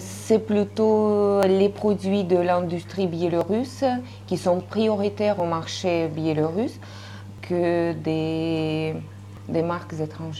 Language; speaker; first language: French; non-native, fluent; Russian